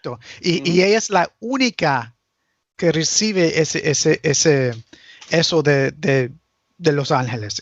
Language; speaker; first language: Spanish; early bilingual, heritage; Spanish